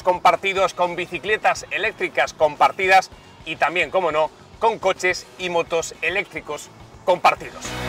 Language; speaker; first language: Spanish; native; Spanish